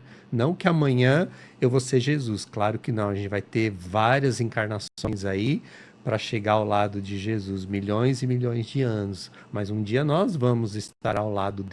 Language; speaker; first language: Portuguese; native; Portuguese